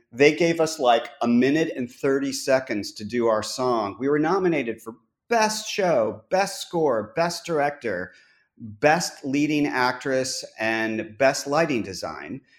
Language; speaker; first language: English; native; English